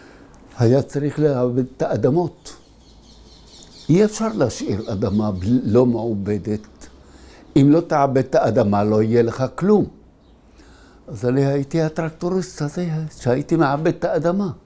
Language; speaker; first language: Hebrew; early bilingual, other home language; Arabic